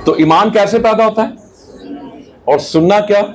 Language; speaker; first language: Urdu; non-native, local second language; Punjabi